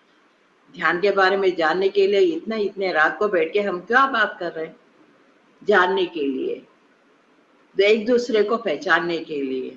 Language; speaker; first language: Hindi; non-native, local second language; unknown